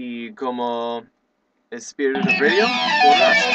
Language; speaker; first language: Spanish; non-native, learner; English